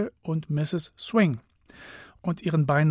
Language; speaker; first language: German; native; German